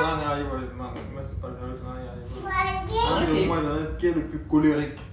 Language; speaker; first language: French; non-native, local second language; Haitian Creole